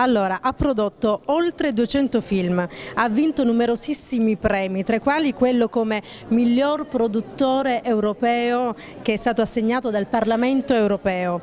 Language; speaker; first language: Italian; native; Italian